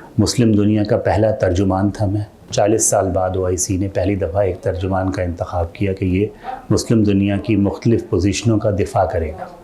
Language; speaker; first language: Urdu; non-native, local second language; Saraiki